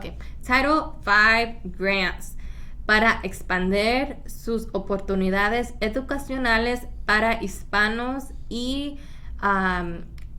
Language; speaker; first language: Spanish; early bilingual, heritage; Spanish